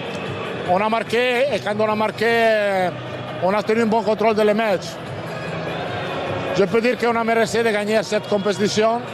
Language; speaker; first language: French; non-native, learner; Italian